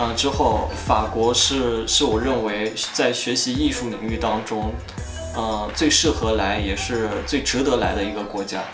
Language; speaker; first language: Chinese; native; Chinese